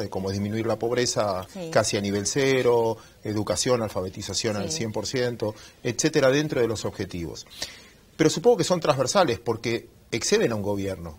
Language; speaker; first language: Spanish; native; Spanish